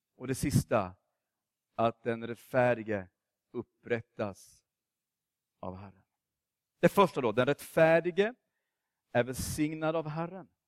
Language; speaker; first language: Swedish; native; Swedish